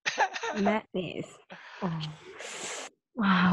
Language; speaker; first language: English; non-native, learner; Vietnamese